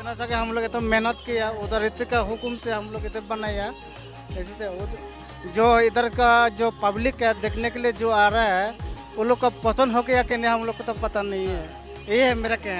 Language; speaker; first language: Hindi; non-native, local second language; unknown